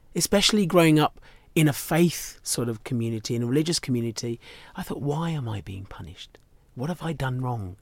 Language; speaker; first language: English; native; English